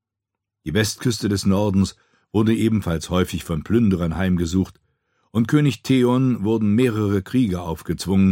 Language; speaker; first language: German; native; German